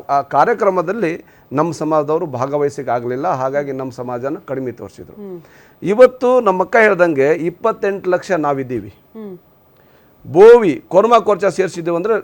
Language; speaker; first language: Kannada; non-native, local second language; Lambadi